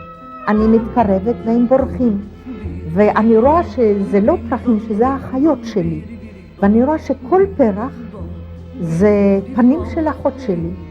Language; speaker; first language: Hebrew; non-native, fluent; Polish